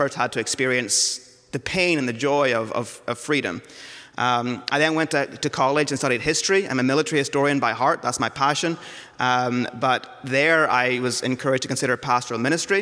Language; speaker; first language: English; native; English